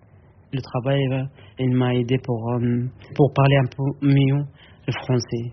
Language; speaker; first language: French; non-native, learner; Arabic